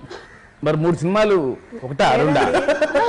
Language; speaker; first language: Telugu; native; Telugu